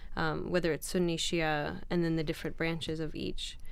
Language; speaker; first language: English; non-native, fluent; Arabic